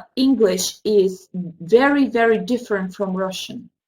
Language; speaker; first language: English; non-native, fluent; Russian